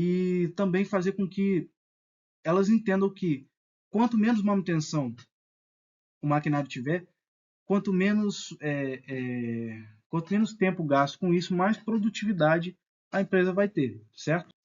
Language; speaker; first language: Portuguese; native; Portuguese